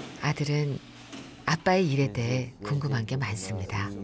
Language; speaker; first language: Korean; native; Korean